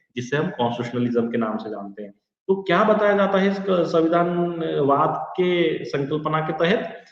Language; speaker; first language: Hindi; non-native, local second language; Marathi